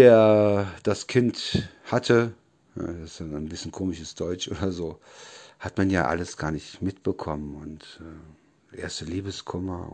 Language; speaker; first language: German; native; German